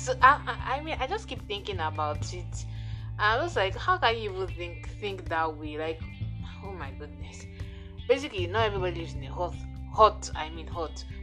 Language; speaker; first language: English; non-native, local second language; Yoruba